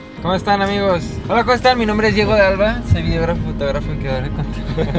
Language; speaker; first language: Spanish; native; Spanish